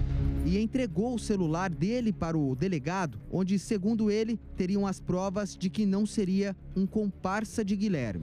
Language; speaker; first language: Portuguese; native; Portuguese